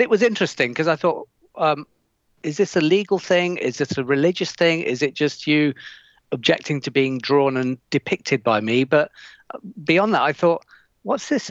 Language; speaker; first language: English; native; English